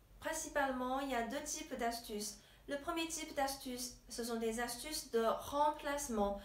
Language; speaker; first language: French; non-native, fluent; Chinese